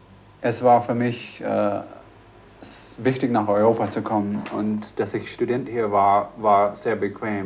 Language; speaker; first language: German; non-native, fluent; English